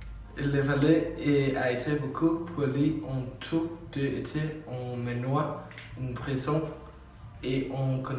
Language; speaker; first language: French; non-native, learner; Danish